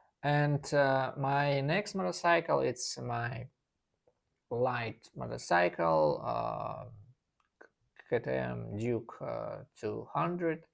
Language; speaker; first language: English; non-native, learner; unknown